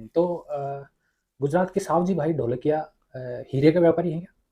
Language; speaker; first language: Hindi; native; Hindi